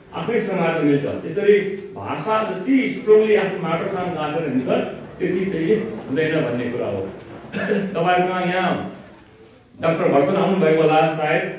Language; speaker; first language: Nepali; non-native, local second language; Eastern Tamang